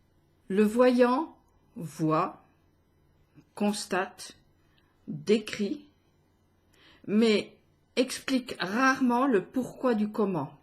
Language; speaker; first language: French; native; French